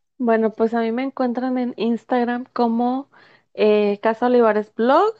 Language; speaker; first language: Spanish; native; Spanish